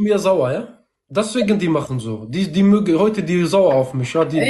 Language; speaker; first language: German; non-native, learner; Turkish